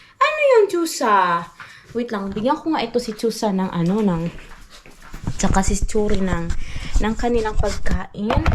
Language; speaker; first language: Filipino; non-native, local second language; Cebuano